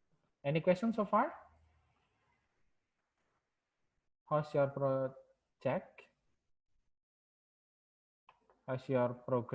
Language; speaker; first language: English; non-native, local second language; Indonesian